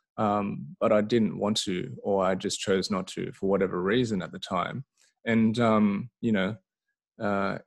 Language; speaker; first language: English; native; English